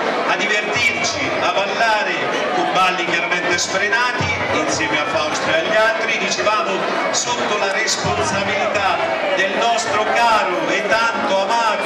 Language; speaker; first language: Italian; native; Italian